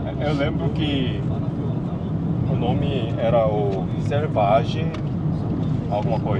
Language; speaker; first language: Portuguese; non-native, fluent; Korean